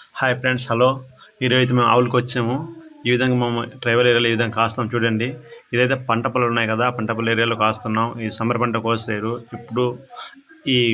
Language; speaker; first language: Telugu; non-native, local second language; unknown